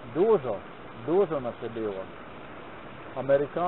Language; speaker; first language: Polish; non-native, learner; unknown